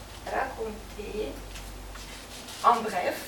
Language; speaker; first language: French; non-native, fluent; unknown